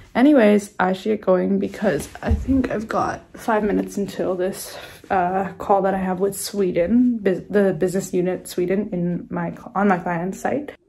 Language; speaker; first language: English; native; English